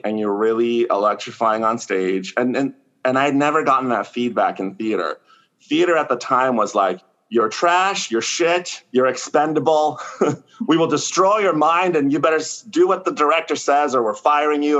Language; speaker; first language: English; non-native, fluent; Spanish